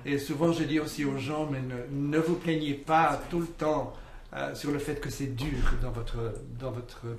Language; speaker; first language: French; native; French